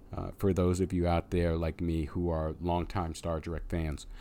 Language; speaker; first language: English; native; English